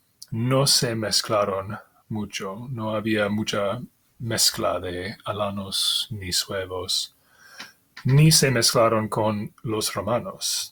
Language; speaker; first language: Spanish; non-native, fluent; English